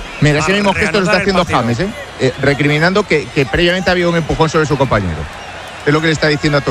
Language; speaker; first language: Spanish; native; Spanish